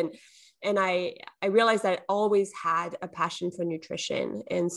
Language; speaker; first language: English; non-native, fluent; French